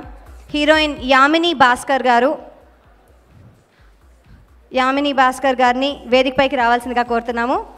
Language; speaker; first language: Telugu; native; Telugu